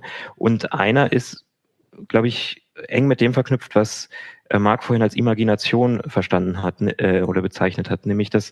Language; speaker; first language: German; native; German